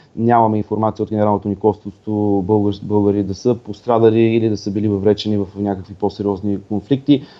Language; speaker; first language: Bulgarian; native; Bulgarian